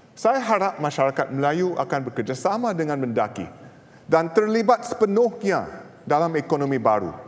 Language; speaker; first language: Malay; non-native, local second language; English